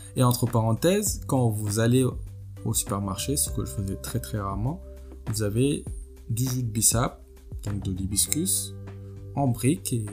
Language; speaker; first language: French; non-native, local second language; Wolof